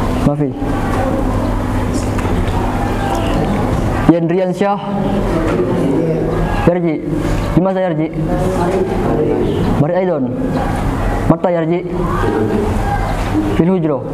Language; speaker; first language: Arabic; non-native, learner; Indonesian